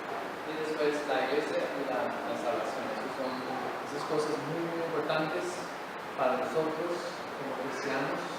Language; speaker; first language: Spanish; non-native, fluent; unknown